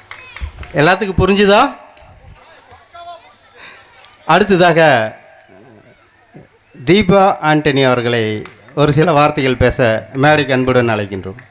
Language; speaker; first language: Tamil; native; Tamil